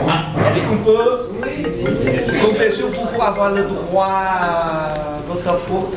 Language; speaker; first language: French; non-native, fluent; Vietnamese